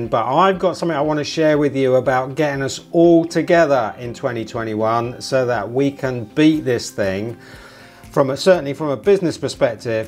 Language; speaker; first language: English; native; English